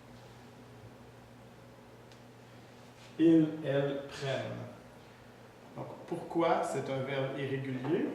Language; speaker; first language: French; native; French